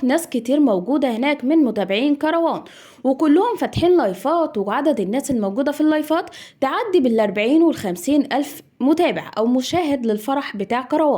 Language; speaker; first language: Arabic; native; Arabic